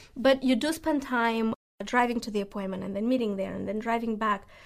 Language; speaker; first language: English; non-native, fluent; Romanian